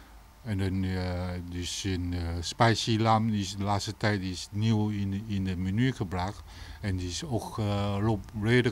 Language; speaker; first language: Dutch; non-native, learner; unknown